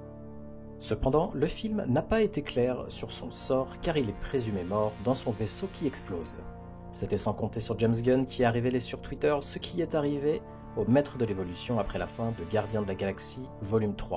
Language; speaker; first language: French; native; French